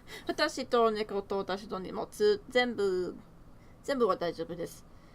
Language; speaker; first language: Japanese; non-native, learner; English